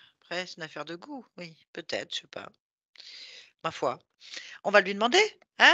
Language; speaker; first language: French; native; French